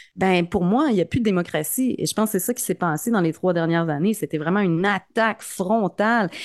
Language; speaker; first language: French; native; French